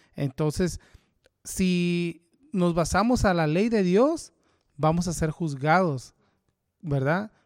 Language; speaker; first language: Spanish; early bilingual, heritage; Spanish